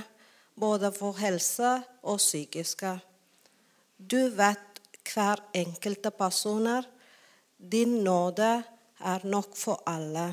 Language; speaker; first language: Norwegian; non-native, learner; Tamil